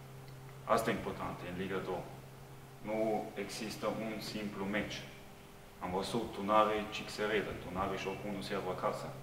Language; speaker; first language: Romanian; non-native, learner; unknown